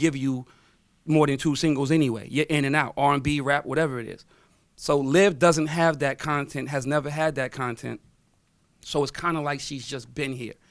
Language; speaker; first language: English; native; English